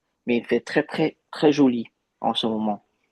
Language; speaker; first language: French; non-native, fluent; Vietnamese